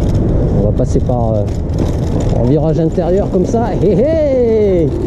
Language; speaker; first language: French; native; French